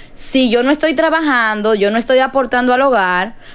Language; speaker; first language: Spanish; native; Spanish